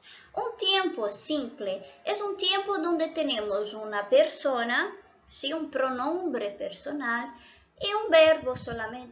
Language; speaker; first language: Spanish; non-native, fluent; Portuguese